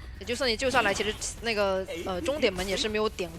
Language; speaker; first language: Chinese; native; Chinese